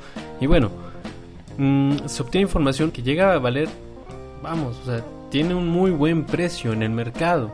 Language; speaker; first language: Spanish; native; Spanish